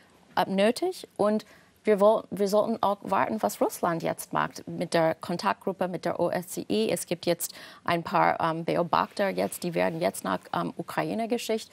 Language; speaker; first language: German; non-native, fluent; English